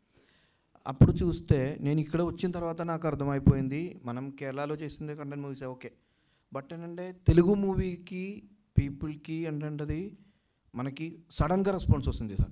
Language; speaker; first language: Telugu; non-native, local second language; Malayalam